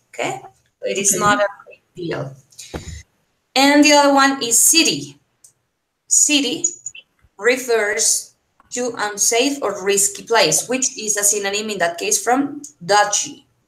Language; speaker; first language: English; non-native, fluent; Spanish